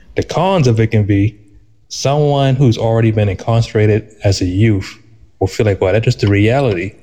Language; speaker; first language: English; native; English